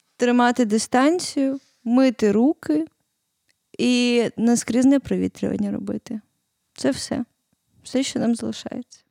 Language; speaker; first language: Ukrainian; native; Ukrainian